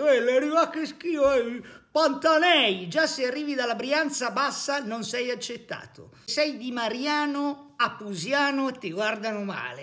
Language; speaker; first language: Italian; native; Italian